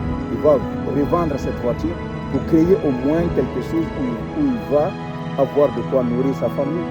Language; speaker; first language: French; non-native, local second language; Fula